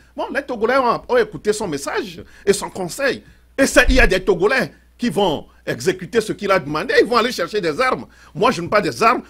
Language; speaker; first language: French; non-native, local second language; Ewe